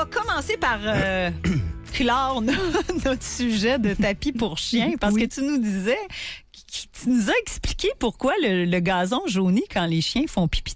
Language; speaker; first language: French; native; French